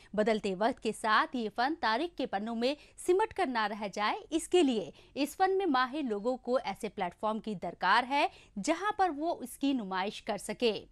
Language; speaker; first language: Hindi; non-native, local second language; Kashmiri